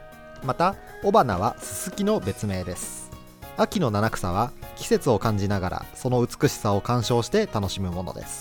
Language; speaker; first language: Japanese; native; Japanese